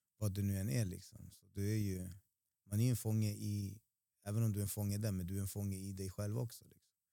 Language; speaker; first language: Swedish; early bilingual, other home language; Spanish